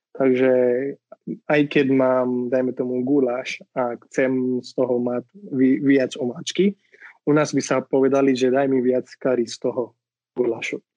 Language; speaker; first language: Slovak; non-native, fluent; Marathi